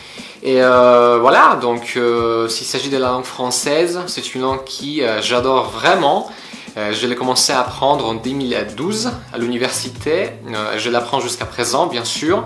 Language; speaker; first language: French; non-native, fluent; Polish